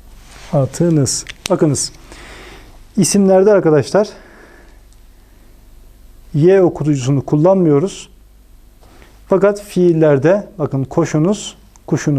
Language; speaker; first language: Turkish; native; Turkish